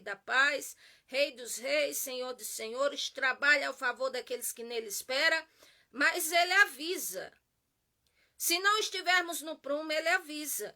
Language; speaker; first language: Portuguese; native; Portuguese